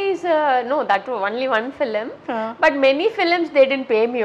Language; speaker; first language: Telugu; non-native, learner; Tamil